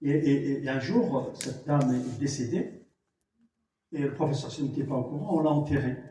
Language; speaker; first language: French; non-native, local second language; Arabic